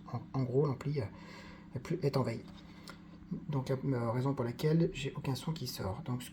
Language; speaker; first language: French; native; French